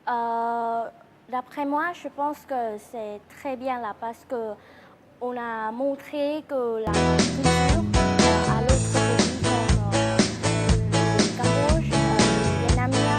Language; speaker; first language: French; non-native, learner; Lao